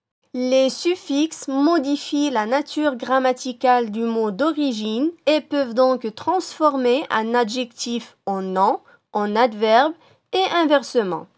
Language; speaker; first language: French; non-native, local second language; Arabic